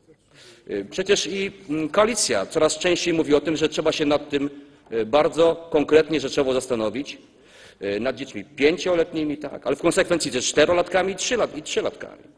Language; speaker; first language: Polish; native; Polish